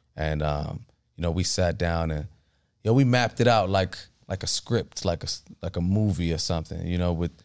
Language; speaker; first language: English; early bilingual, other home language; Akan